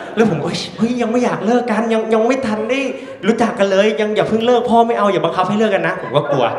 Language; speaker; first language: Thai; native; Thai